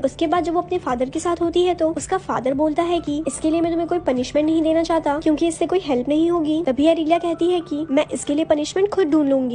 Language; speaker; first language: Hindi; native; Hindi